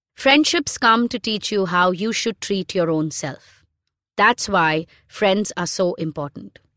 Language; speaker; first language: English; non-native, local second language; Hindi